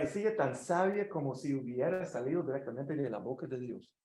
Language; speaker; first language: Spanish; non-native, learner; English